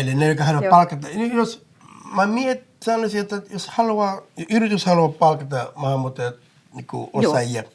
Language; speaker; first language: Finnish; non-native, fluent; English